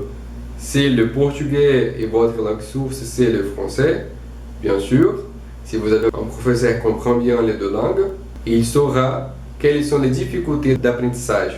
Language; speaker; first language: French; non-native, fluent; Portuguese